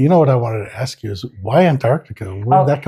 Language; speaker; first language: English; native; English